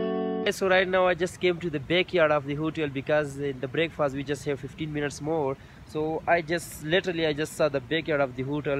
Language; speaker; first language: English; non-native, local second language; Urdu